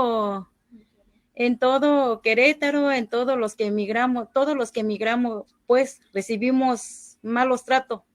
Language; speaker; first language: Spanish; non-native, local second language; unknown